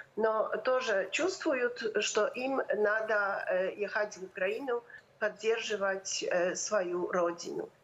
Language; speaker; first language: Russian; non-native, fluent; Polish